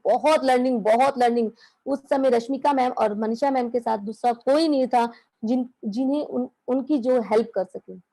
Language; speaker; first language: Hindi; native; Hindi